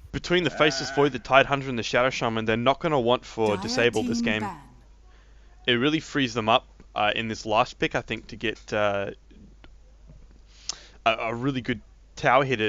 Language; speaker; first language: English; native; English